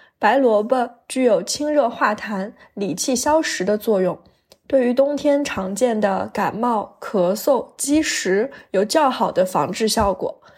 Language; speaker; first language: Chinese; native; Chinese